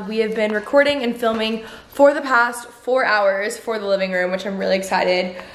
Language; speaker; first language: English; native; English